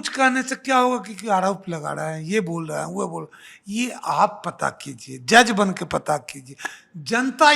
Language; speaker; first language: Hindi; native; Hindi